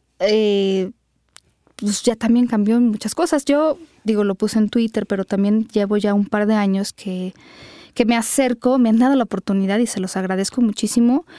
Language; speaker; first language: Spanish; native; Spanish